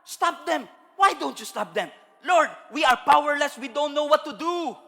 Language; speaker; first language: English; non-native, local second language; Filipino